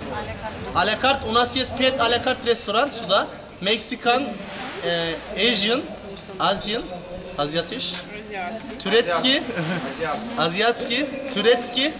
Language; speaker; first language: Russian; non-native, learner; Turkish